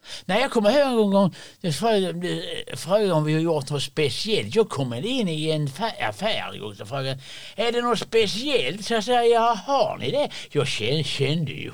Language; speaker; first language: Swedish; native; Swedish